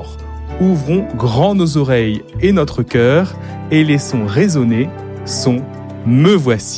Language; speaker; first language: French; native; French